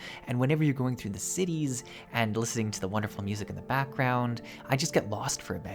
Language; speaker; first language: English; native; English